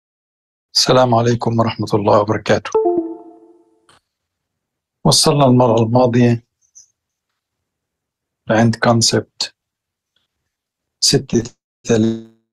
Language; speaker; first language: Arabic; native; Arabic